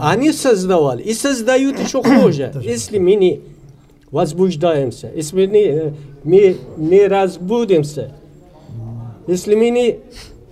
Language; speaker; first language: Russian; non-native, learner; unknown